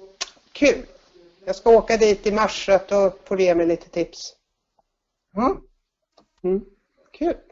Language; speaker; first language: Swedish; native; Swedish